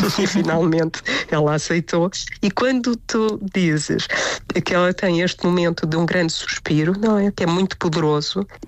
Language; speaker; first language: Portuguese; native; Portuguese